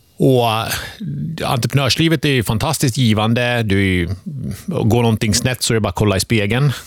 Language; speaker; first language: Swedish; early bilingual, other home language; Finnish